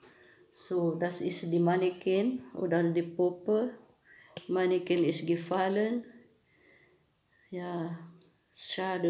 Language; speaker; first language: German; non-native, learner; Filipino